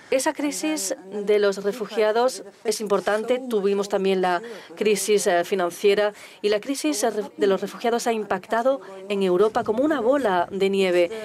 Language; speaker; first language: Spanish; non-native, fluent; Turkish